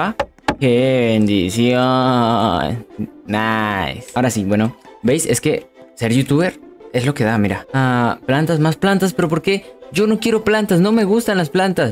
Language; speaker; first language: Spanish; native; Spanish